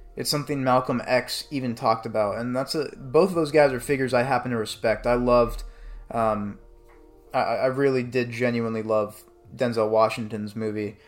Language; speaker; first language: English; native; English